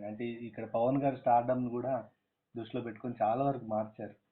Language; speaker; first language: Telugu; native; Telugu